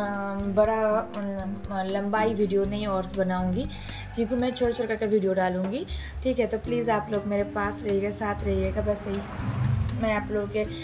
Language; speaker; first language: Hindi; non-native, local second language; Bangla